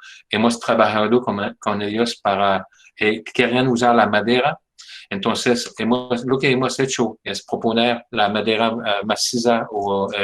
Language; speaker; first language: Spanish; non-native, fluent; French